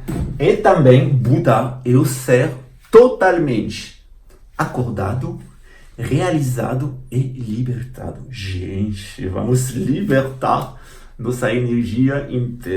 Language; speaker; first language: Portuguese; non-native, fluent; French